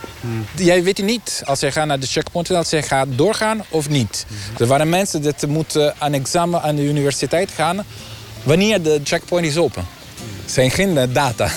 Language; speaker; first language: Dutch; non-native, learner; Italian